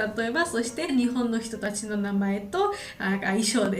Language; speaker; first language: Japanese; non-native, learner; Georgian